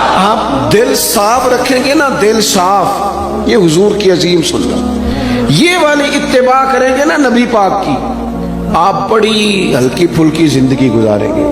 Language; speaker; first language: Urdu; non-native, local second language; Punjabi